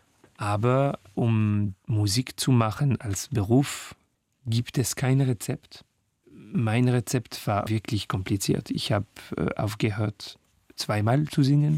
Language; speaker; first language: German; non-native, fluent; French